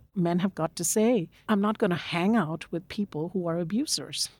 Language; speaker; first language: English; non-native, local second language; Bangla